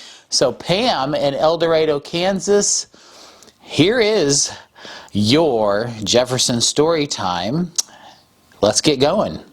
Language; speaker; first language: English; native; English